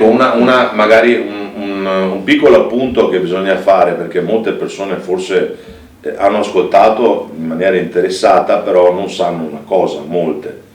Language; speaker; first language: Italian; native; Italian